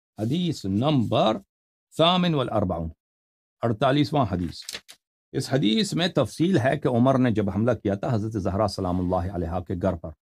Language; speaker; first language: Urdu; non-native, fluent; Persian